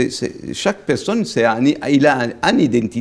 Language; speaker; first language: French; non-native, fluent; Italian